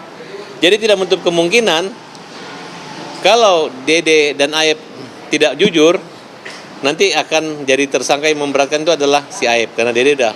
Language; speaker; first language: Indonesian; native; Indonesian